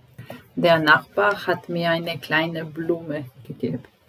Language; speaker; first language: German; non-native, fluent; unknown